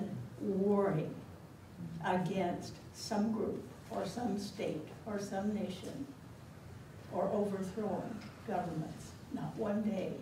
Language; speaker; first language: English; native; English